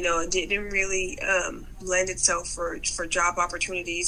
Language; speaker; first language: English; native; English